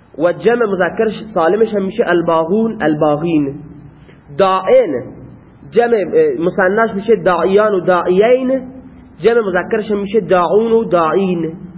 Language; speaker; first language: Persian; non-native, local second language; Baluchi